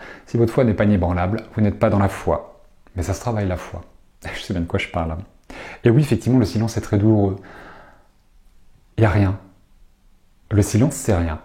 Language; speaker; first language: French; native; French